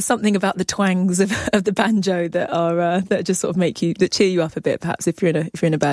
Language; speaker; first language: English; native; English